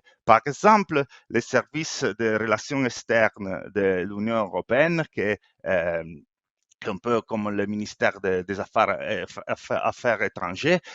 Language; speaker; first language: French; non-native, fluent; Italian